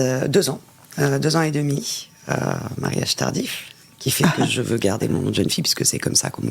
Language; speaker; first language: French; native; French